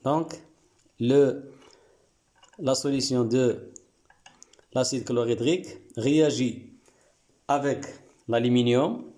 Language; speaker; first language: French; non-native, local second language; Arabic